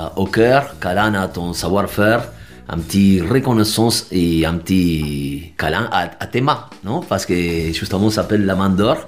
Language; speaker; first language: French; non-native, fluent; Spanish